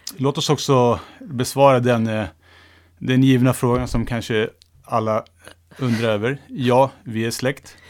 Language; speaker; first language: Swedish; early bilingual, other home language; Turoyo